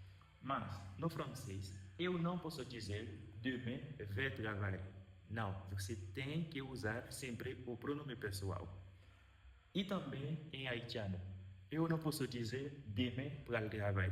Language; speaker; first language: Portuguese; non-native, fluent; Haitian Creole